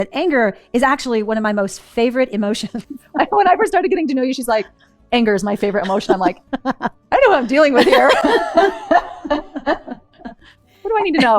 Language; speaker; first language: English; native; English